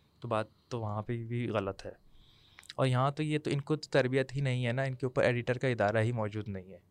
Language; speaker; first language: Urdu; native; Urdu